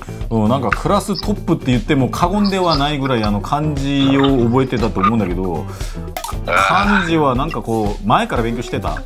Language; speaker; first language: Japanese; non-native, fluent; Korean